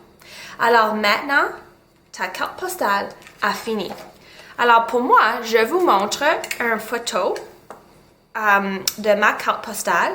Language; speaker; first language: French; non-native, local second language; English